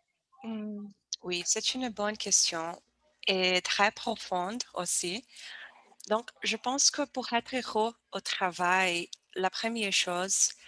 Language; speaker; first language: French; non-native, learner; Portuguese